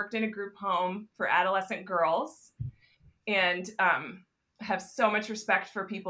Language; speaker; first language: English; native; English